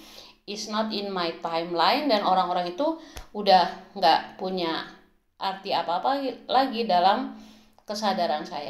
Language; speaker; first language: Indonesian; native; Indonesian